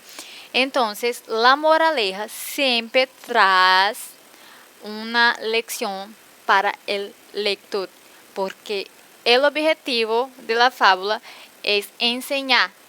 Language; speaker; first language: Spanish; non-native, fluent; Portuguese